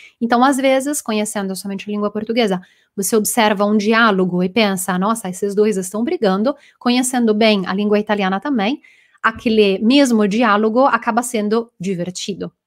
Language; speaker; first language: Portuguese; non-native, fluent; Italian